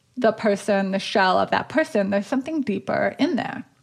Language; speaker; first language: English; native; English